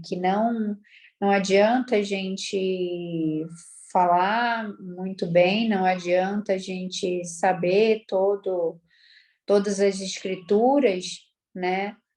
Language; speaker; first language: Portuguese; native; Portuguese